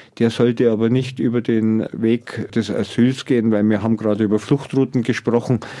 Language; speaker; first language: German; native; German